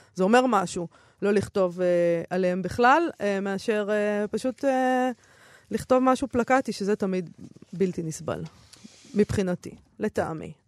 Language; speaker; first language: Hebrew; native; Hebrew